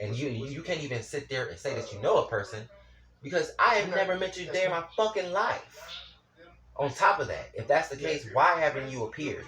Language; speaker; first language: English; native; English